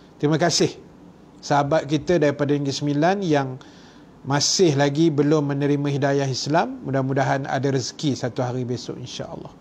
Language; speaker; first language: Malay; native; Malay